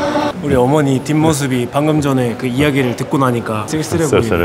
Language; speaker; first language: Korean; native; Korean